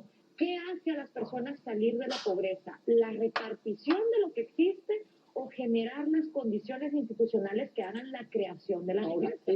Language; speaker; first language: Spanish; native; Spanish